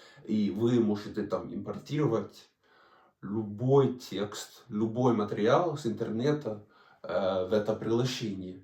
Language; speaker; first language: Russian; non-native, fluent; Danish